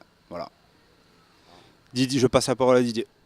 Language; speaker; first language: French; native; French